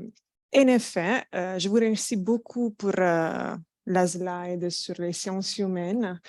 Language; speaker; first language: French; non-native, fluent; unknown